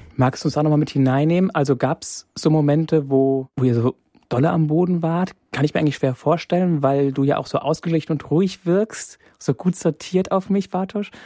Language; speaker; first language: German; native; German